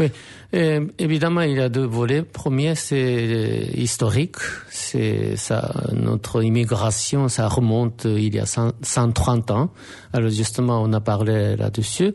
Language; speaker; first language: French; non-native, fluent; Japanese